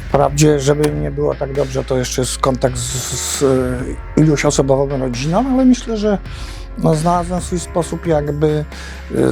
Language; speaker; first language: Polish; native; Polish